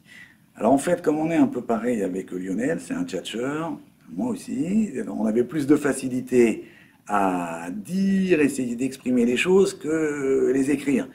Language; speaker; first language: French; native; French